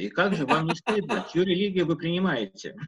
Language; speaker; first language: Russian; native; Russian